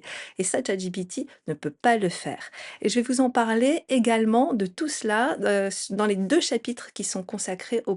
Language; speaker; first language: French; native; French